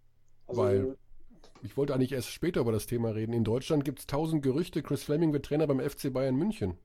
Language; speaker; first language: German; native; German